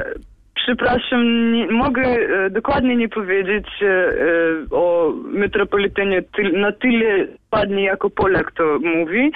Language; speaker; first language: Polish; non-native, learner; Russian